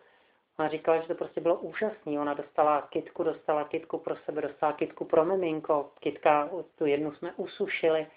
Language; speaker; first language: Czech; native; Czech